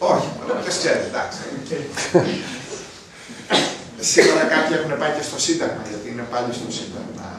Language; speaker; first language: Greek; native; Greek